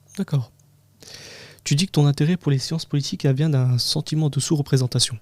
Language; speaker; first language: French; native; French